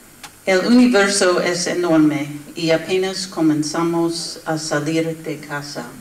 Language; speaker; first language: Spanish; non-native, learner; English